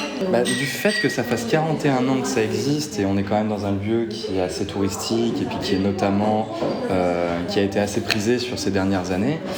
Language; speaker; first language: French; native; French